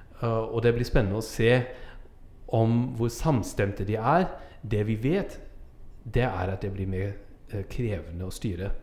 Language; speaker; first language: Norwegian; non-native, fluent; German